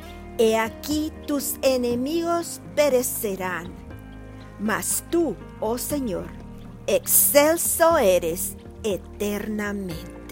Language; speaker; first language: Spanish; native; Spanish